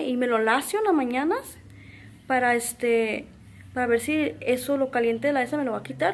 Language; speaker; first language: Spanish; early bilingual, heritage; Spanish